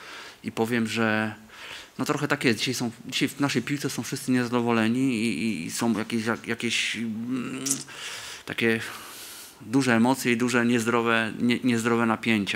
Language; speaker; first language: Polish; native; Polish